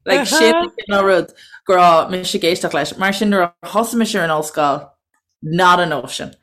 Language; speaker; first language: Irish; native; Irish